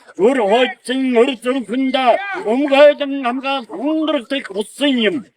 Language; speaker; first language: Mongolian; native; Mongolian